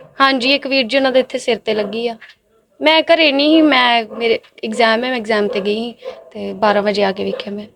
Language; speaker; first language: Punjabi; native; Punjabi